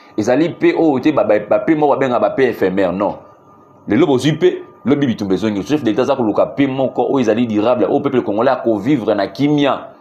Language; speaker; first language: Lingala; native; Lingala